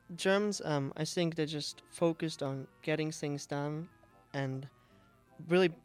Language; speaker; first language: English; non-native, fluent; German